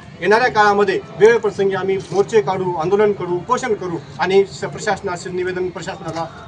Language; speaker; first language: Marathi; non-native, local second language; Lambadi